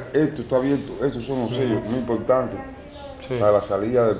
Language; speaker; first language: Spanish; native; Spanish